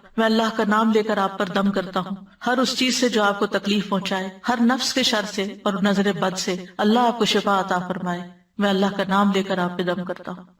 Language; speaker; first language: Urdu; native; Urdu